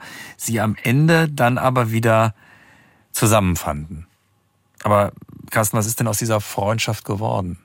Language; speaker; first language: German; native; German